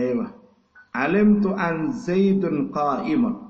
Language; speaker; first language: Arabic; non-native, fluent; Indonesian